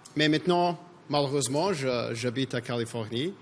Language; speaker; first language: French; non-native, learner; English